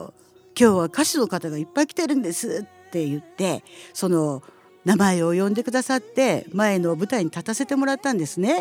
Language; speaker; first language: Japanese; native; Japanese